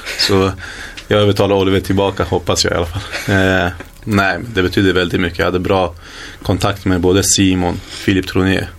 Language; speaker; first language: Swedish; early bilingual, other home language; Kurdish